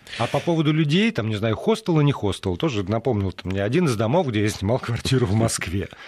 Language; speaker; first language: Russian; native; Russian